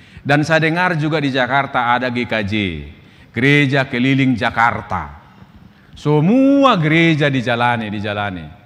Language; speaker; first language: Indonesian; non-native, local second language; Batak Toba